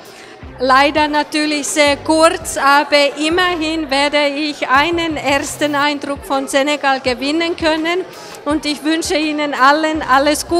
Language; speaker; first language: German; non-native, fluent; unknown